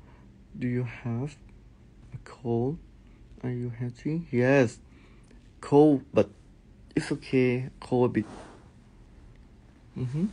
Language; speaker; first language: English; non-native, learner; Thai